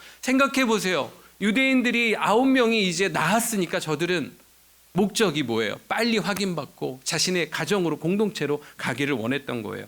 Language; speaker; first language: Korean; native; Korean